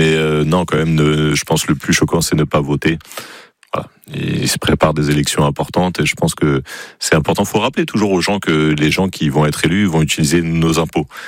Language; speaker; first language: French; native; French